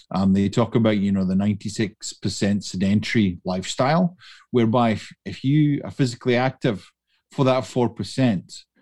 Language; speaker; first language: English; native; English